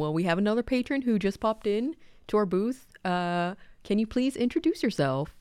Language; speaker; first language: English; early bilingual, other home language; Spanish